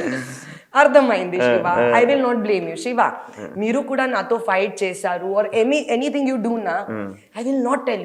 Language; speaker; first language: Telugu; non-native, local second language; Hindi